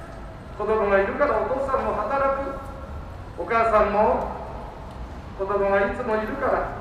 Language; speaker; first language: Japanese; native; Japanese